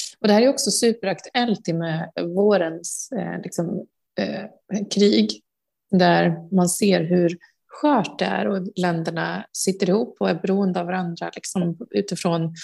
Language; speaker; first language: Swedish; native; Swedish